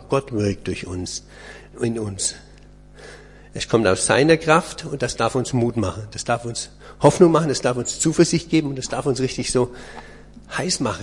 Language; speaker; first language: German; native; German